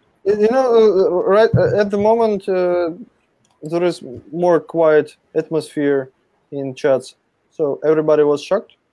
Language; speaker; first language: English; non-native, fluent; Russian